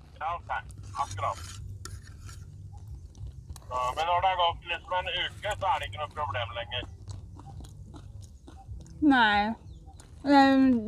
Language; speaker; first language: Norwegian; non-native, learner; Thai